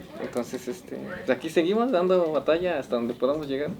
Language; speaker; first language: Spanish; native; Spanish